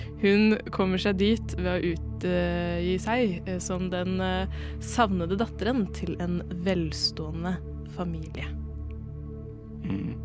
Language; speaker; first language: Norwegian; native; Norwegian